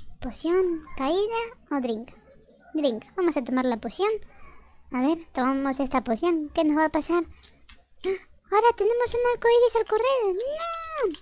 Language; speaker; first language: Spanish; native; Spanish